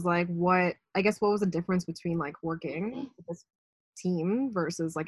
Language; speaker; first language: English; native; English